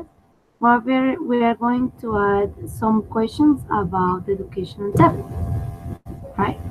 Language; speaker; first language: English; non-native, fluent; Spanish